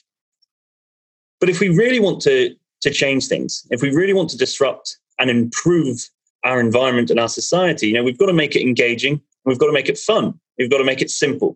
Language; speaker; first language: English; native; English